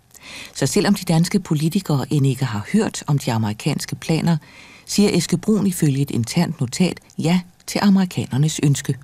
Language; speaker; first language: Danish; native; Danish